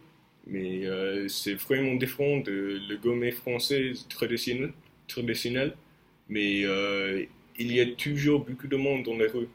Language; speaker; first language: French; non-native, fluent; English